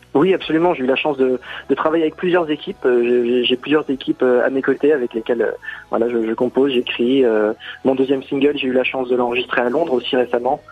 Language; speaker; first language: French; native; French